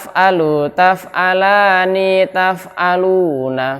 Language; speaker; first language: Arabic; non-native, fluent; Indonesian